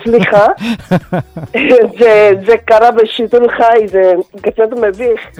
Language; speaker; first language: Hebrew; non-native, fluent; Korean